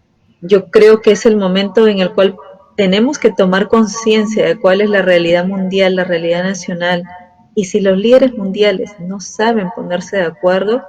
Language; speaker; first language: Spanish; native; Spanish